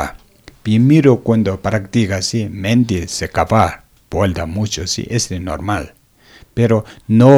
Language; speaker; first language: Spanish; non-native, learner; Tibetan